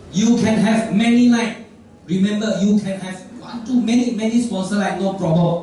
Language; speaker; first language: English; non-native, local second language; Chinese